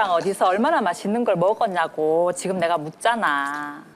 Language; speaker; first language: Korean; native; Korean